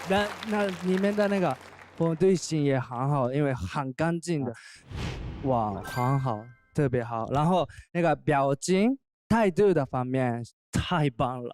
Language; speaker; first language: Chinese; non-native, learner; Japanese